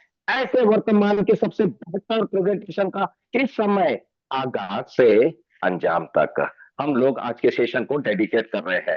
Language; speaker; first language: Hindi; native; Hindi